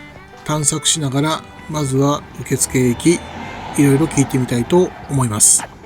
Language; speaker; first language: Japanese; native; Japanese